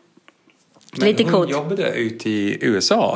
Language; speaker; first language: Swedish; non-native, fluent; English